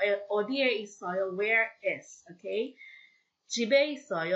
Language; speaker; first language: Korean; non-native, fluent; Filipino